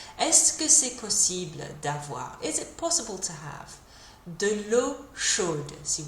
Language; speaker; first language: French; non-native, fluent; English